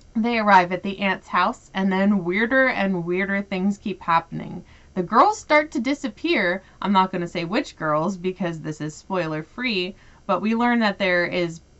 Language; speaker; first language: English; native; English